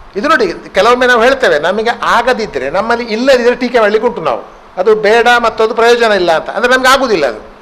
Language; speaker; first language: Kannada; native; Kannada